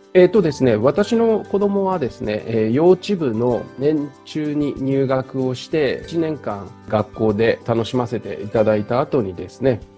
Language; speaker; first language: Japanese; native; Japanese